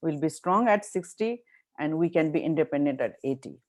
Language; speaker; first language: English; non-native, local second language; Nepali